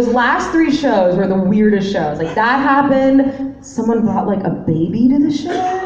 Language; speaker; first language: English; native; English